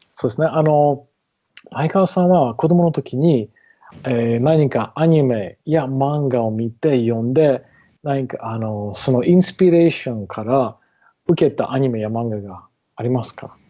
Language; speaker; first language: Japanese; non-native, learner; English